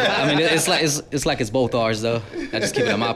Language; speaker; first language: English; native; English